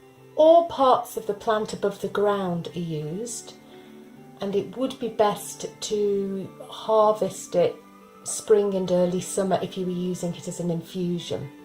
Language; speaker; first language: English; native; English